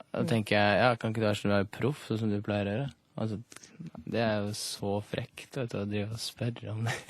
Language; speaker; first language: Norwegian; early bilingual, other home language; Russian